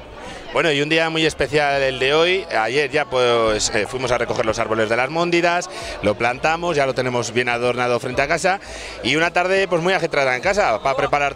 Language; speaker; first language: Spanish; native; Spanish